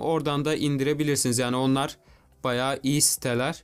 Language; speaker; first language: Turkish; native; Turkish